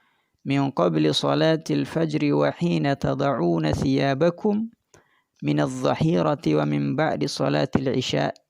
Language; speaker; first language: Arabic; non-native, fluent; Indonesian